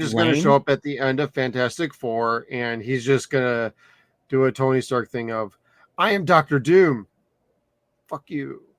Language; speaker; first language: English; native; English